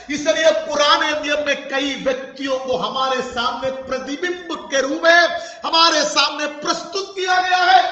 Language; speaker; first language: Hindi; non-native, local second language; Malayalam